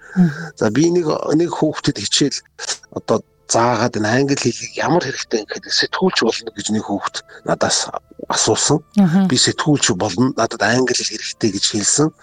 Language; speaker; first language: Mongolian; native; Mongolian